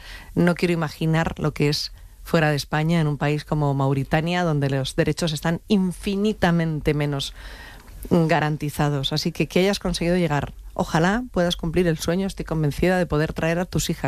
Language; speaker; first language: Spanish; native; Spanish